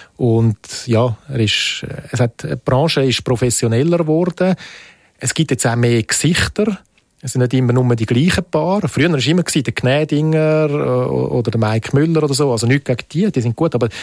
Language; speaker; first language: German; native; German